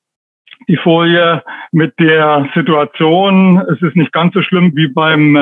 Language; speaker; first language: German; native; German